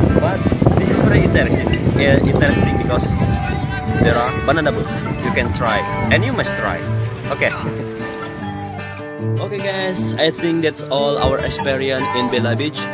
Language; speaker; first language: English; non-native, learner; Indonesian